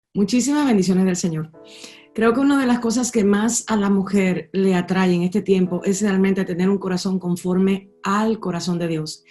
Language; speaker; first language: Spanish; native; Spanish